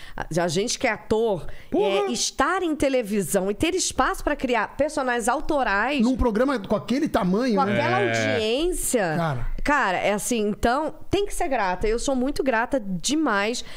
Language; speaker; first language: Portuguese; native; Portuguese